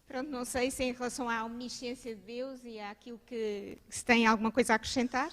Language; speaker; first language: Portuguese; native; Portuguese